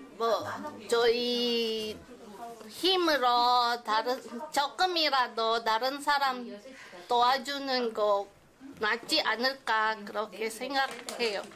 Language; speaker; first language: Korean; non-native, fluent; Indonesian